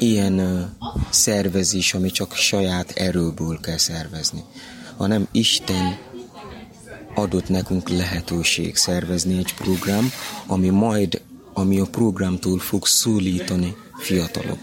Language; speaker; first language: Hungarian; non-native, learner; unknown